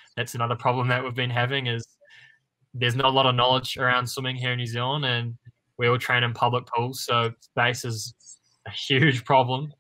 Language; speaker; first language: English; native; English